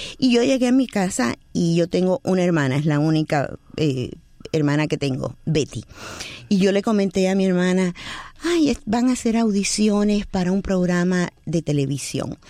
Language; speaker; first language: Spanish; native; Spanish